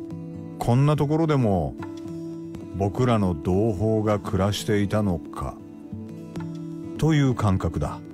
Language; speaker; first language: Japanese; native; Japanese